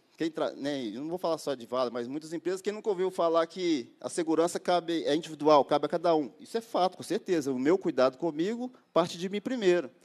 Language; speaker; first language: Portuguese; native; Portuguese